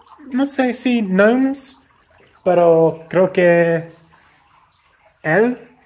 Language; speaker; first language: Spanish; non-native, learner; English